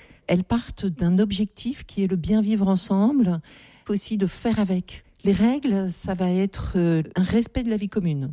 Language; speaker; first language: French; native; French